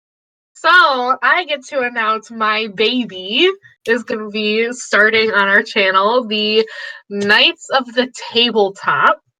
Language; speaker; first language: English; native; English